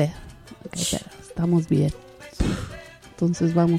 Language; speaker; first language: Spanish; native; Spanish